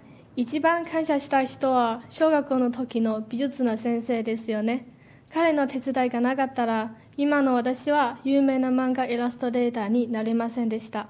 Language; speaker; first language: Japanese; non-native, learner; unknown